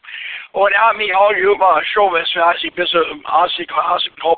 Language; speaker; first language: German; early bilingual, heritage; Pennsylvania German